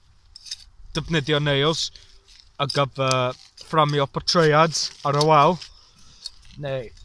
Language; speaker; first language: Welsh; non-native, learner; English